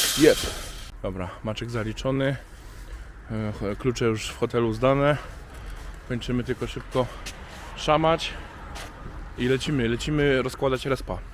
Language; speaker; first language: Polish; native; Polish